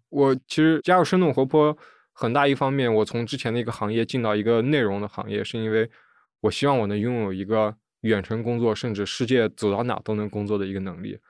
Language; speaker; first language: Chinese; native; Chinese